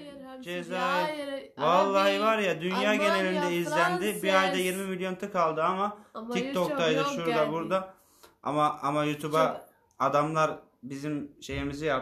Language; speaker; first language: Turkish; native; Turkish